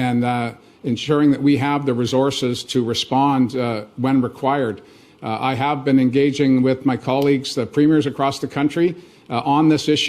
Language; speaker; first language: English; native; English